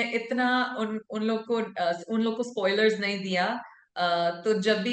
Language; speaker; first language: Hindi; non-native, local second language; English